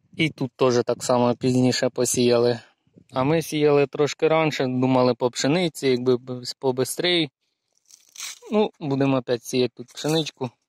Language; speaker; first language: Ukrainian; non-native, local second language; Russian